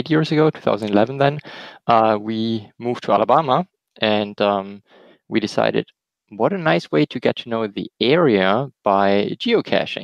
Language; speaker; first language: English; non-native, fluent; German